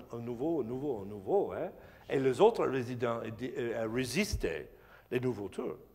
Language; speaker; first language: French; non-native, learner; English